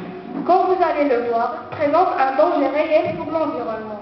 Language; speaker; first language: French; non-native, local second language; Arabic